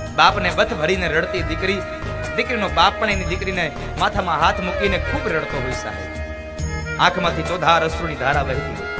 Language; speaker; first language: Gujarati; native; Gujarati